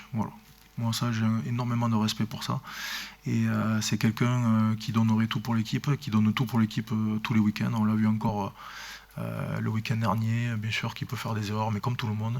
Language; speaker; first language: French; native; French